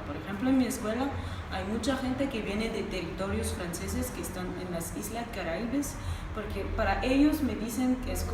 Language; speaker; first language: Spanish; non-native, fluent; French